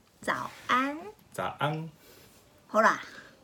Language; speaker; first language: Chinese; non-native, learner; Japanese